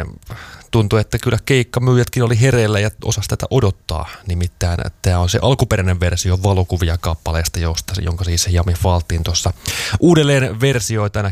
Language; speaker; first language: Finnish; native; Finnish